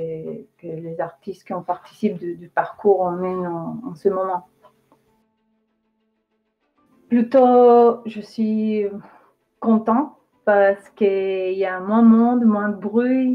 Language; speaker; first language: French; non-native, fluent; Spanish